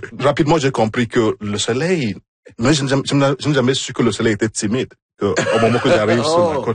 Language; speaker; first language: French; non-native, fluent; Igbo